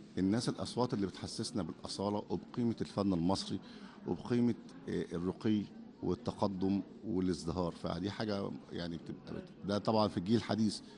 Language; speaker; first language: Egyptian Arabic; native; Egyptian Arabic